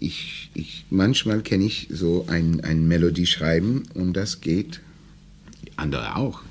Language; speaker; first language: German; non-native, learner; English